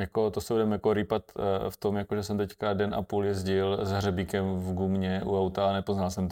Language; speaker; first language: Czech; native; Czech